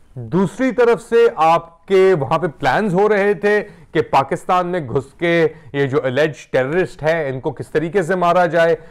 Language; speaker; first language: Urdu; native; Urdu